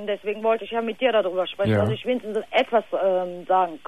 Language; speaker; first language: German; non-native, fluent; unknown